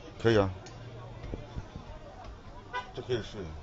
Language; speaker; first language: Chinese; native; Chinese